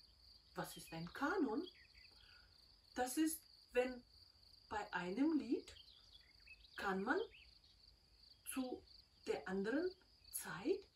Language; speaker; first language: German; non-native, fluent; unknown